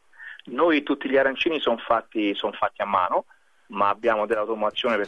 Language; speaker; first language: Italian; native; Italian